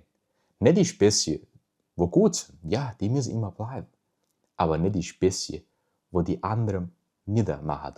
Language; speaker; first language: German; early bilingual, heritage; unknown